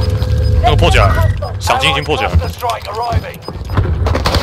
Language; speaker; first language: Chinese; native; Chinese